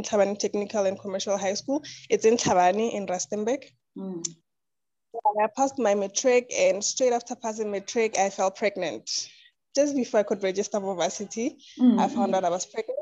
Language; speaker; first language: English; non-native, local second language; Tswana